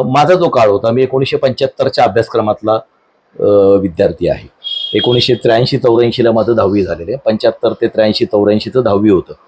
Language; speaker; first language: Marathi; native; Marathi